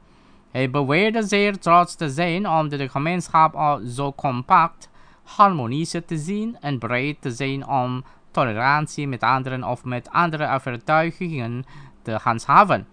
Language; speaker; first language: Dutch; non-native, fluent; Indonesian